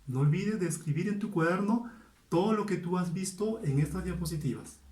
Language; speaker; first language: Spanish; native; Spanish